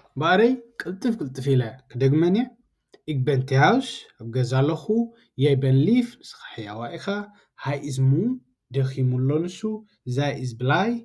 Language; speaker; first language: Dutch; non-native, learner; Tigrinya